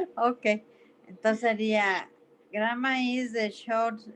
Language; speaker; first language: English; non-native, learner; Spanish